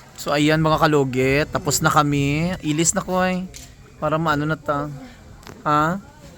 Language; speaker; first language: Filipino; non-native, local second language; Cebuano